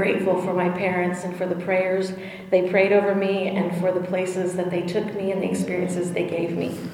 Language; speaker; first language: English; native; English